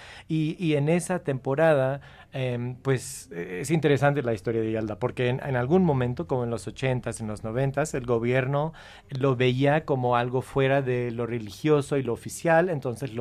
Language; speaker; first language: Spanish; non-native, fluent; English